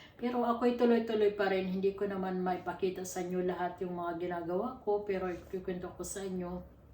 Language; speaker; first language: Filipino; non-native, local second language; Waray